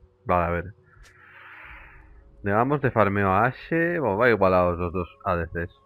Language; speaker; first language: Spanish; native; Spanish